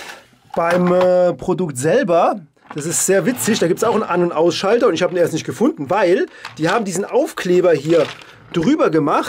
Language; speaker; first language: German; native; German